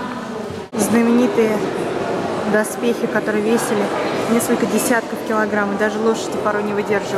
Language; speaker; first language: Russian; native; Russian